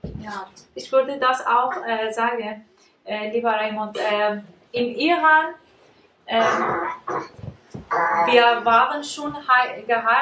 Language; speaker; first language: German; non-native, learner; Persian